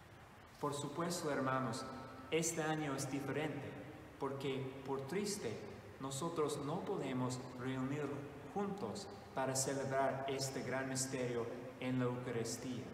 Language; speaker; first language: Spanish; non-native, fluent; English